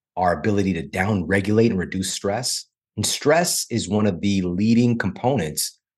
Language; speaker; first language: English; native; English